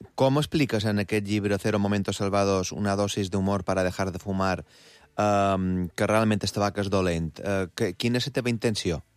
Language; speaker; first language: Catalan; native; Catalan